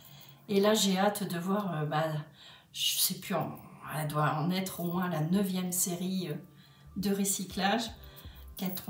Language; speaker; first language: French; native; French